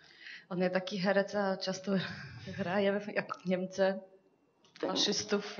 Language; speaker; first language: Polish; non-native, fluent; Czech